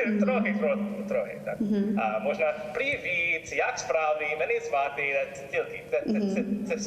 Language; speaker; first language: Ukrainian; non-native, learner; English